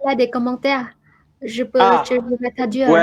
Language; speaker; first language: French; non-native, fluent; Vietnamese